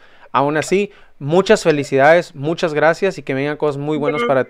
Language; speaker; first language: Spanish; native; Spanish